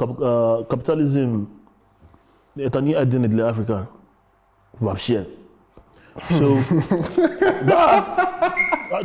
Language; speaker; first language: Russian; non-native, learner; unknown